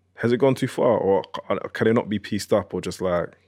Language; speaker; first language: English; early bilingual, other home language; Yoruba